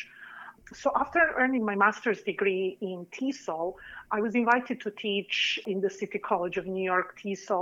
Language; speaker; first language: English; non-native, fluent; Serbian